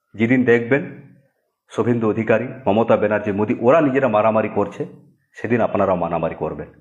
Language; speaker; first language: Bangla; non-native, local second language; Santali